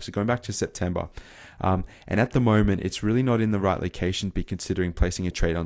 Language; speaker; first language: English; native; English